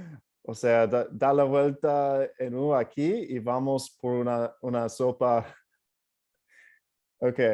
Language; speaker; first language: Spanish; non-native, fluent; English